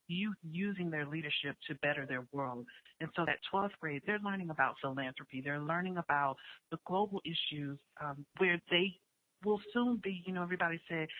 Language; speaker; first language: English; native; English